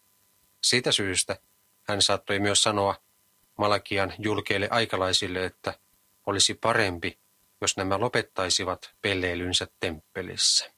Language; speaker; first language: Finnish; native; Finnish